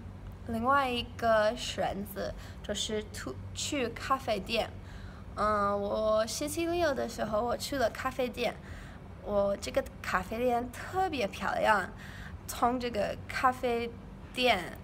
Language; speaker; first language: Chinese; non-native, learner; English